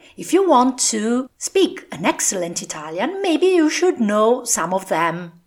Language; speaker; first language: English; non-native, fluent; Italian